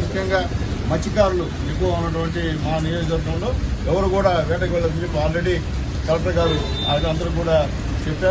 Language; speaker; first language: Telugu; native; Telugu